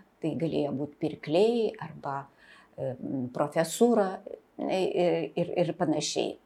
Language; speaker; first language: Lithuanian; native; Lithuanian